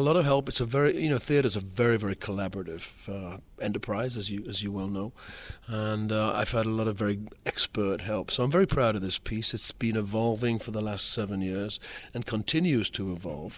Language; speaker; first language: English; native; English